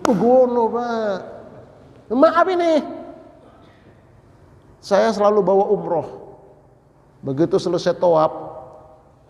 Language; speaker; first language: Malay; non-native, local second language; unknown